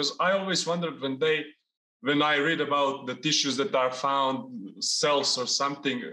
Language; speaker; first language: English; non-native, fluent; Serbian